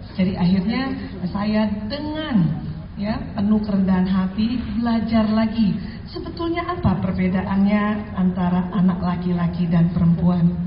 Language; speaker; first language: Indonesian; native; Indonesian